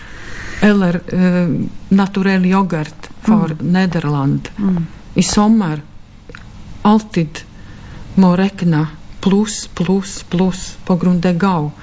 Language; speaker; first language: Norwegian; non-native, fluent; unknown